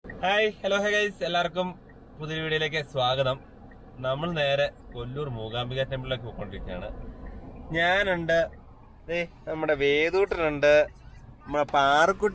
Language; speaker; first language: Malayalam; native; Malayalam